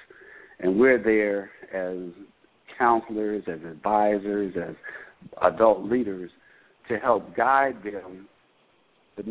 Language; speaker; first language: English; native; English